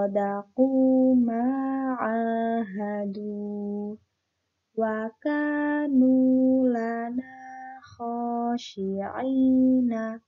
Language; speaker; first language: Arabic; non-native, learner; Indonesian